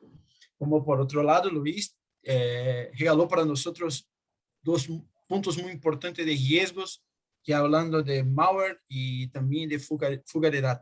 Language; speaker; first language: Spanish; non-native, fluent; Portuguese